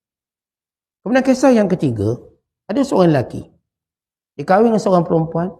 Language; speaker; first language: Malay; native; Malay